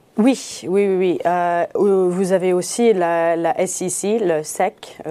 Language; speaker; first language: French; non-native, fluent; English